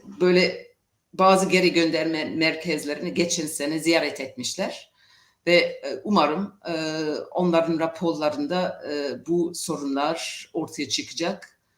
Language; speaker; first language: Turkish; non-native, fluent; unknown